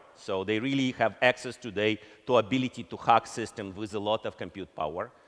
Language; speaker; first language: English; non-native, fluent; Russian